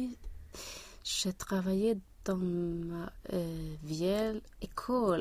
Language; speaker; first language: French; non-native, learner; Swedish